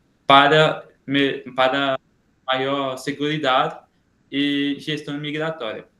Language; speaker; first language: Spanish; non-native, learner; Portuguese